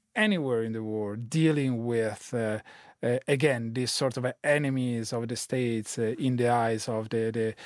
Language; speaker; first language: English; non-native, fluent; Italian